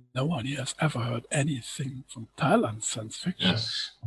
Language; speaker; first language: English; non-native, fluent; German